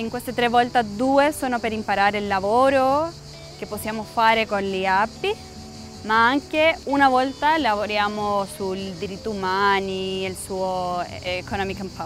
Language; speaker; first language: Italian; non-native, fluent; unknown